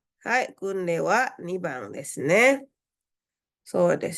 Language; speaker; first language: Japanese; non-native, fluent; Indonesian